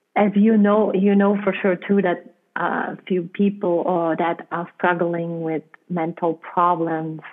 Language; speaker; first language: English; non-native, fluent; German